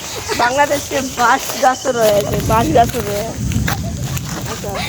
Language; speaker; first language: Hindi; non-native, learner; Bangla